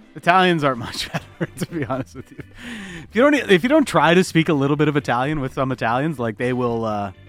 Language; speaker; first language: English; early bilingual, other home language; Italian